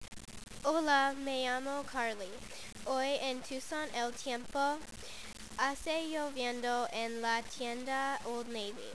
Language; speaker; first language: Spanish; non-native, learner; English